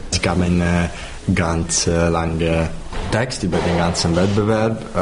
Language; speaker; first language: German; non-native, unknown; Hungarian